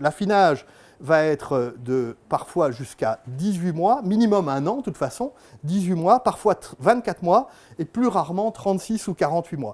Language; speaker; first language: French; native; French